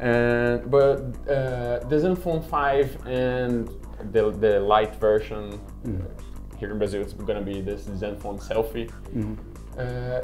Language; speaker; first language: English; non-native, fluent; Portuguese